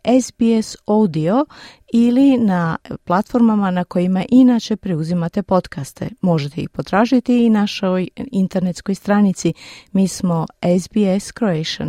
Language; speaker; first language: Croatian; native; Croatian